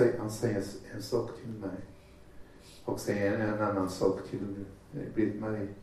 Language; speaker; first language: Swedish; non-native, fluent; Portuguese